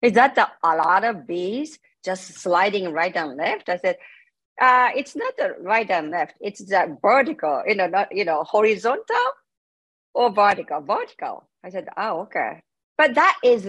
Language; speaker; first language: English; non-native, learner; Japanese